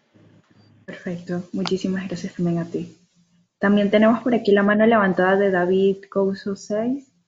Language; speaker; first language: Spanish; native; Spanish